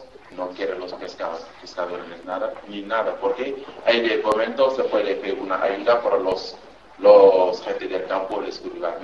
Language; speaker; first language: Spanish; non-native, learner; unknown